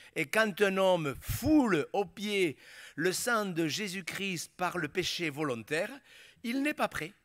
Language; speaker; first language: French; native; French